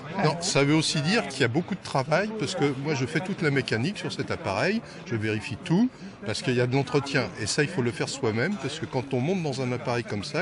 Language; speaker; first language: French; native; French